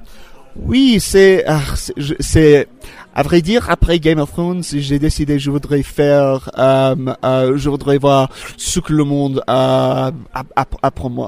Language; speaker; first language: French; non-native, learner; English